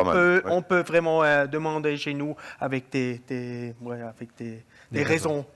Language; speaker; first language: French; non-native, local second language; German